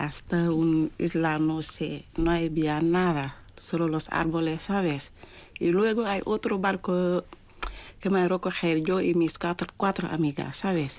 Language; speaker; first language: Spanish; non-native, learner; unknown